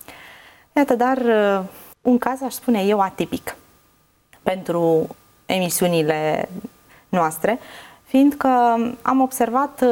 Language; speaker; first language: Romanian; native; Romanian